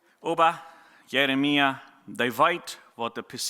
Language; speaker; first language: German; non-native, learner; Plautdietsch